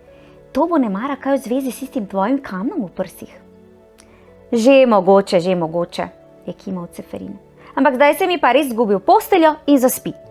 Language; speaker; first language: Slovenian; native; Slovenian